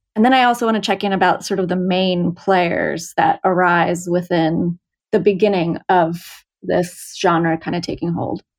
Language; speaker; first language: English; native; English